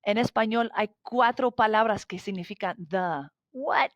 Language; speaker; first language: Spanish; non-native, fluent; English